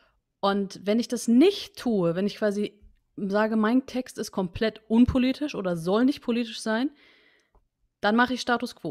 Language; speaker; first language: German; native; German